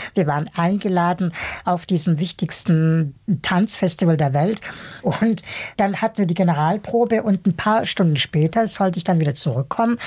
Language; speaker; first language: German; early bilingual, other home language; Bosnian